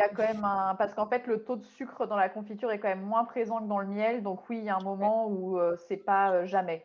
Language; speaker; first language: French; native; French